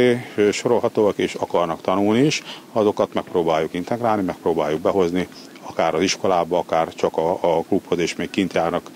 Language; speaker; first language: Hungarian; native; Hungarian